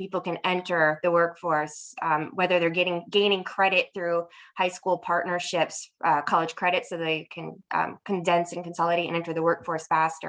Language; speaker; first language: English; native; English